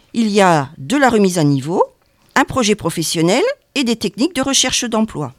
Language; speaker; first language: French; native; French